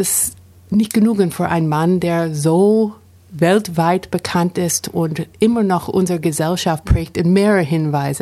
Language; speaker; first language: German; non-native, fluent; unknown